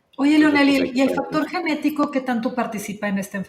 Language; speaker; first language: Spanish; native; Spanish